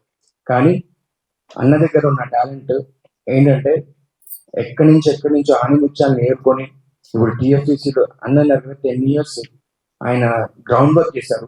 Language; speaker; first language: Telugu; native; Telugu